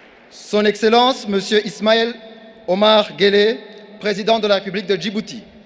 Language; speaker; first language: French; non-native, local second language; Kinyarwanda